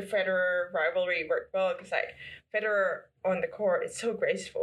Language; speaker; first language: English; non-native, local second language; Filipino